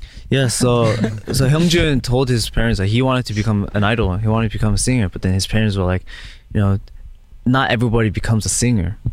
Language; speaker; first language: English; early bilingual, other home language; Korean